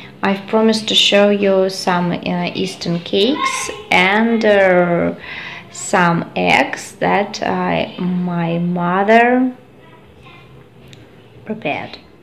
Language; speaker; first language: English; non-native, fluent; Russian